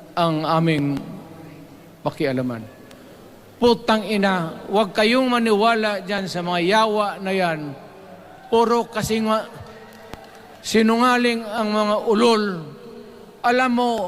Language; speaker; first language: Filipino; non-native, local second language; Cebuano